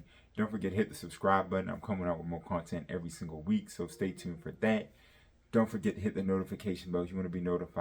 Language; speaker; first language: English; native; English